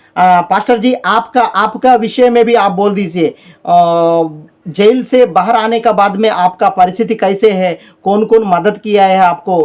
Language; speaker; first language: Hindi; non-native, local second language; Telugu